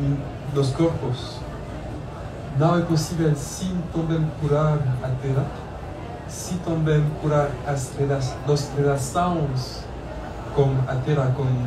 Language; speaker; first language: Portuguese; non-native, learner; French